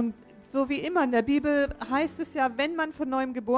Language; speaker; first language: German; native; German